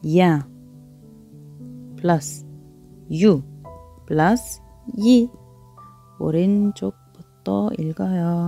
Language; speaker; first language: Korean; non-native, learner; Arabic